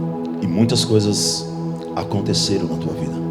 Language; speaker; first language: Portuguese; native; Portuguese